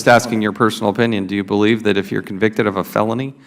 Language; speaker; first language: English; native; English